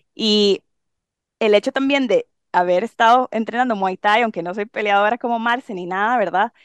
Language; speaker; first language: Spanish; native; Spanish